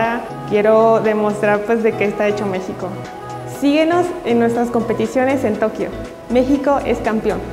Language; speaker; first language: Spanish; native; Spanish